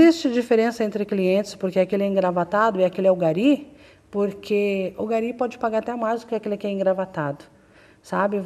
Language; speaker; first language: Portuguese; native; Portuguese